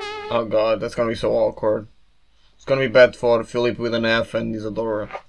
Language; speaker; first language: English; non-native, fluent; Portuguese